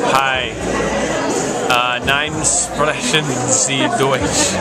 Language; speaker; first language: German; non-native, learner; English